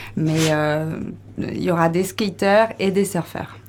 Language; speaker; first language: French; native; French